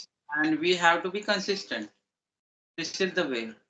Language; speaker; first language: English; non-native, learner; Marathi